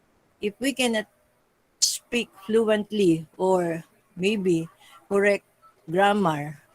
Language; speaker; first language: English; non-native, local second language; Filipino